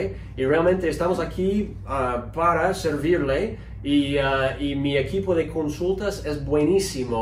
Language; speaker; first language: Spanish; non-native, fluent; English